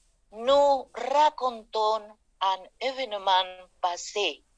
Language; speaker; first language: French; non-native, fluent; Spanish